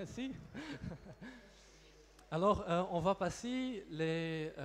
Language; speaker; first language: French; non-native, local second language; Dutch